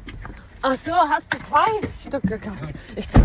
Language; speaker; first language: German; non-native, learner; Mongolian